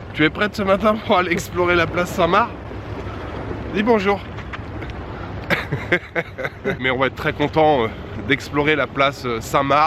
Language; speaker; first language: French; native; French